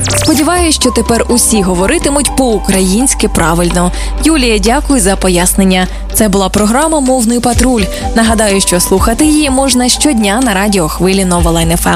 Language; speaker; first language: Ukrainian; native; Ukrainian